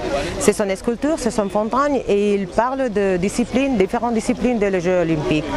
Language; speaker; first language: French; non-native, learner; Spanish